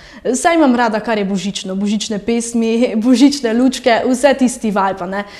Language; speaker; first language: Slovenian; early bilingual, other home language; French